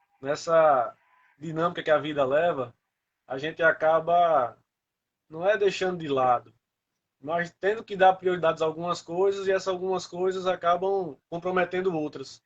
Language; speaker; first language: Portuguese; native; Portuguese